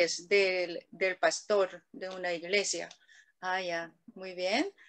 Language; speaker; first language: Spanish; non-native, learner; Korean